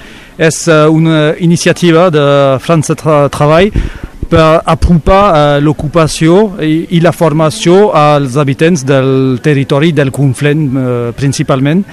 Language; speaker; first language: Catalan; non-native, local second language; French